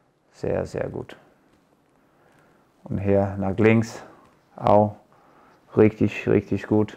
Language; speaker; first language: German; non-native, fluent; Danish